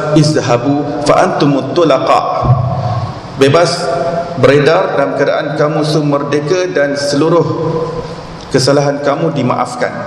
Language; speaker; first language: Malay; native; Malay